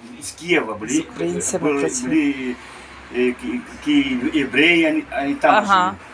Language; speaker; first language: Russian; early bilingual, heritage; Russian